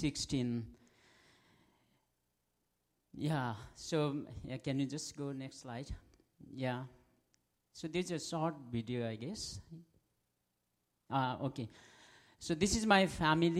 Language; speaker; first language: English; non-native, local second language; Nepali